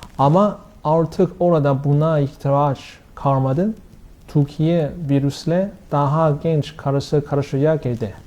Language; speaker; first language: Turkish; non-native, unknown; Chinese